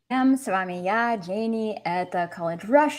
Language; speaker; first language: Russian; non-native, fluent; English